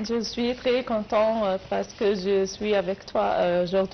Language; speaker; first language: French; non-native, learner; Arabic